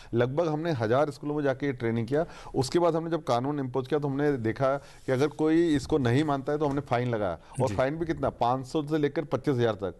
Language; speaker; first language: Hindi; native; Hindi